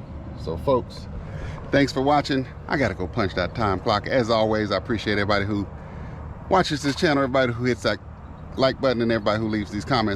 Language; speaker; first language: English; native; English